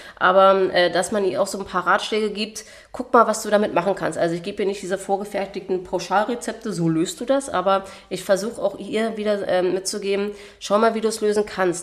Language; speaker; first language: German; native; German